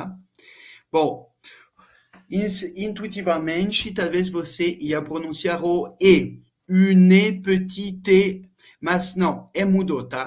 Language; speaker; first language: Portuguese; non-native, fluent; French